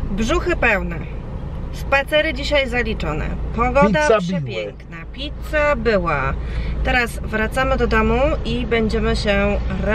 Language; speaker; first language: Polish; native; Polish